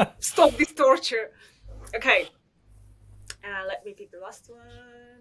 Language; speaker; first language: English; non-native, fluent; Russian